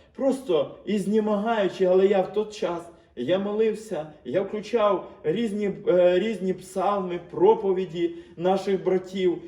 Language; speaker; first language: Ukrainian; native; Ukrainian